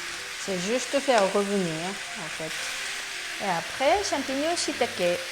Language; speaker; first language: French; non-native, fluent; Japanese